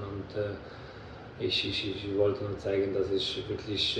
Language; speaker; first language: German; non-native, fluent; Polish